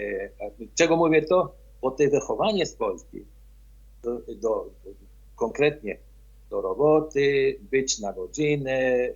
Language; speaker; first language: Polish; early bilingual, heritage; Polish